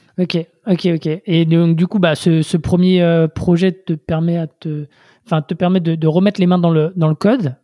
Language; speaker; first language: French; native; French